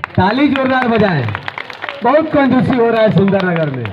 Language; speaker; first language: Hindi; non-native, local second language; Marathi